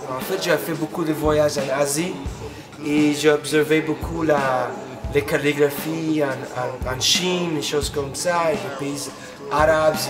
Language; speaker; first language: French; non-native, fluent; English